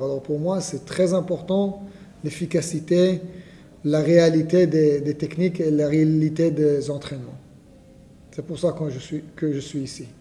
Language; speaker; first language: French; non-native, fluent; Hebrew